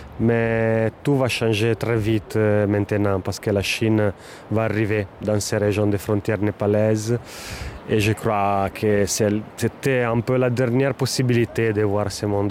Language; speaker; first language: French; non-native, fluent; Italian